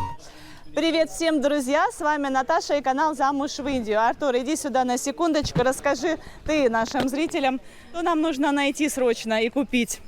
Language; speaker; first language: Russian; native; Russian